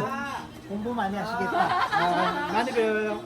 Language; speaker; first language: Korean; non-native, learner; Filipino